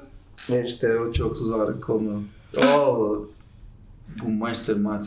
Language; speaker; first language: Turkish; non-native, learner; Portuguese